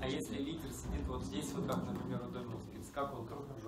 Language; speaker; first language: Russian; native; Russian